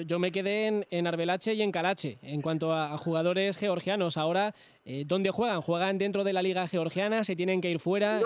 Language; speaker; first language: Spanish; native; Spanish